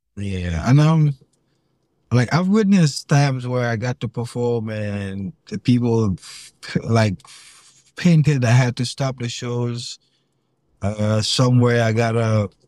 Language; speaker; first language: English; non-native, local second language; Wolof